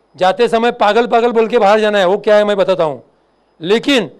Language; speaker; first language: Hindi; non-native, local second language; Marathi